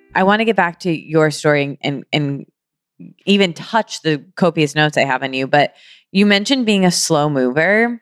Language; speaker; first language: English; native; English